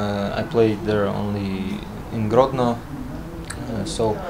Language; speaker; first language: English; non-native, learner; Latvian